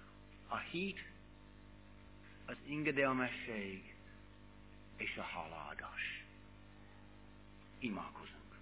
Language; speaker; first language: Hungarian; non-native, fluent; English